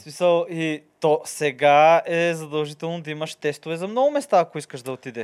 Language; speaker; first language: Bulgarian; native; Bulgarian